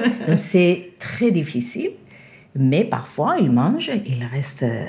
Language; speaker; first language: French; non-native, fluent; Spanish